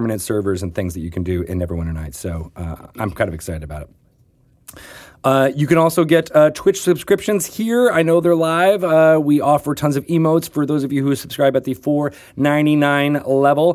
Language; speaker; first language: English; native; English